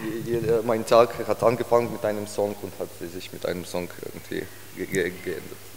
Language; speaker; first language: German; non-native, learner; Ukrainian